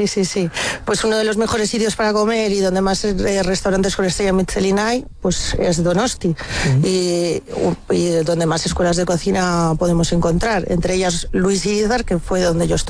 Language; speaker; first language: Spanish; native; Spanish